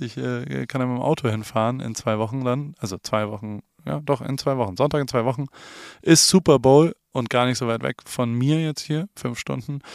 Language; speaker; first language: German; native; German